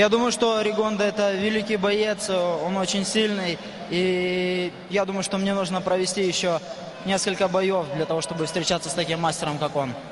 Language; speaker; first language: Russian; native; Russian